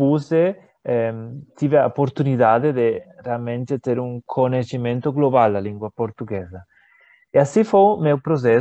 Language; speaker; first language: Portuguese; non-native, learner; Spanish